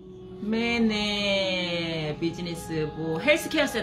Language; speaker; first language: Hindi; non-native, learner; Korean